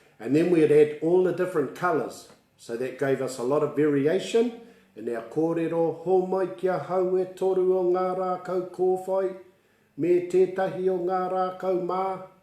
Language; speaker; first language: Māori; non-native, local second language; English